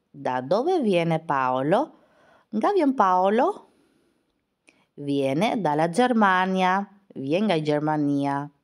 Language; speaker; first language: Italian; non-native, fluent; Albanian